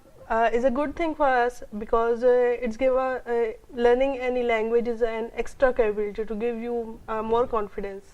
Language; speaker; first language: English; non-native, local second language; Urdu